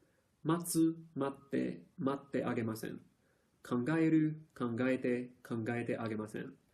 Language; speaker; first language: Japanese; non-native, fluent; English